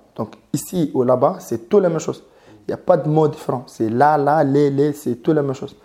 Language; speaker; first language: French; non-native, learner; Mongolian